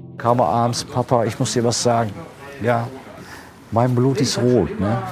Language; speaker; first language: German; early bilingual, other home language; Turkish